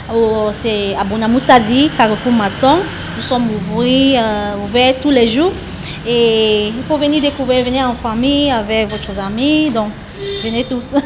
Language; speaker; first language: French; non-native, local second language; English